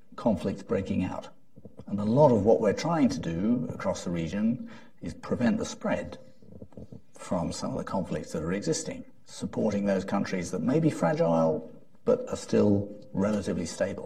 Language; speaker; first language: English; native; English